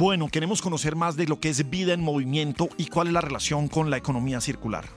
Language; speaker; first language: Spanish; native; Spanish